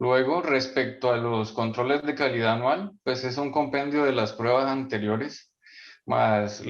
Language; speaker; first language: Spanish; native; Spanish